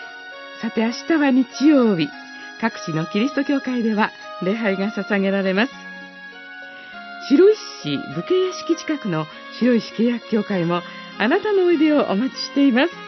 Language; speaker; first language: Japanese; native; Japanese